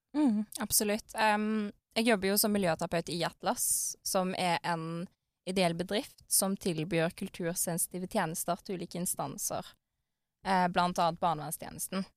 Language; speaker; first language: Norwegian; early bilingual, other home language; Arabic